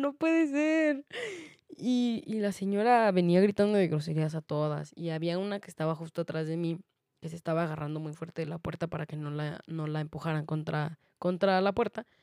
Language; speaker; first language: Spanish; native; Spanish